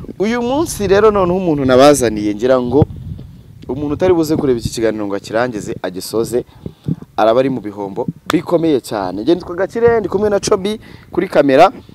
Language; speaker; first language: Kinyarwanda; native; Kinyarwanda